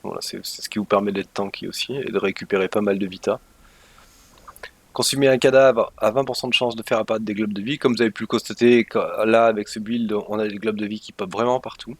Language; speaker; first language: French; native; French